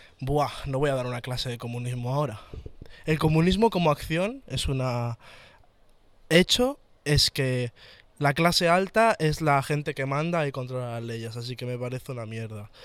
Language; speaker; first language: Spanish; native; Spanish